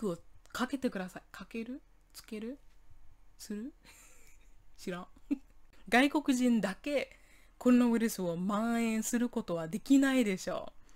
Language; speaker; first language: Japanese; non-native, fluent; English